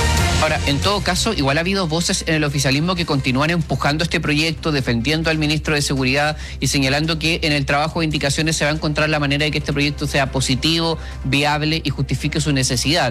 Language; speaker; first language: Spanish; native; Spanish